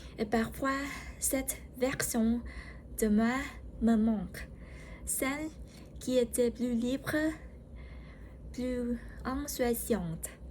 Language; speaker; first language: French; non-native, learner; Vietnamese